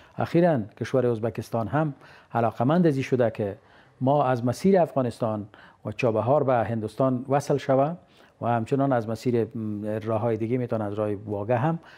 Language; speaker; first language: Persian; native; Persian